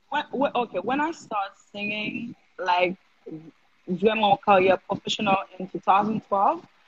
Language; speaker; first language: English; non-native, learner; Haitian Creole